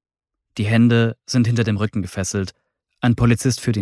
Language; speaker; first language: German; native; German